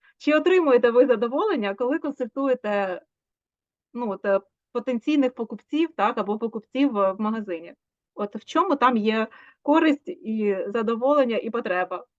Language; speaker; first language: Ukrainian; native; Ukrainian